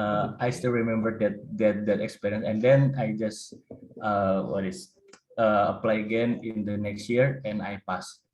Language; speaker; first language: English; non-native, learner; Indonesian